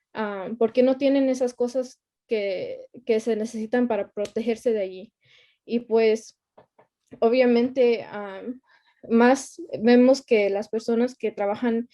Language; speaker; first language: Spanish; early bilingual, heritage; Spanish